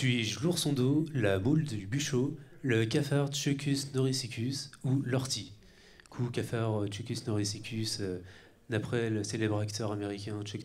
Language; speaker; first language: French; native; French